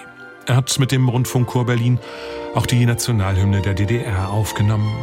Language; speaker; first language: German; native; German